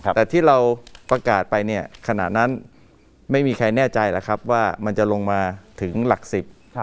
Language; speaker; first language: Thai; native; Thai